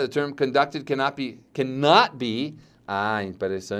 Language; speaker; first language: English; native; English